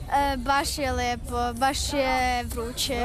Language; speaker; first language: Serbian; early bilingual, heritage; Serbian